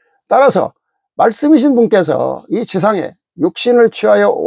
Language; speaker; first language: Korean; native; Korean